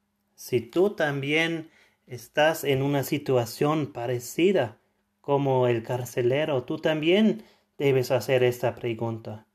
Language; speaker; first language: Spanish; non-native, fluent; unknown